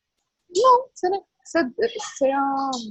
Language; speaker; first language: French; non-native, learner; Portuguese